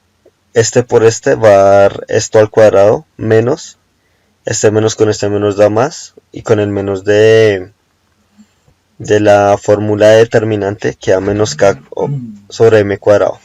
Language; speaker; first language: Spanish; native; Spanish